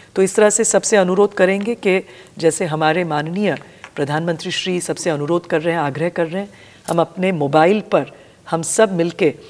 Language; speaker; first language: Hindi; non-native, local second language; Gujarati